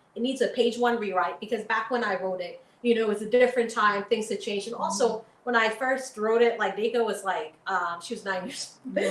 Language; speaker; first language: English; early bilingual, other home language; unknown